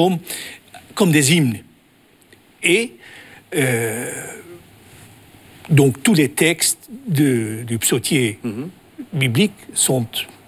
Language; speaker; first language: French; non-native, fluent; Dutch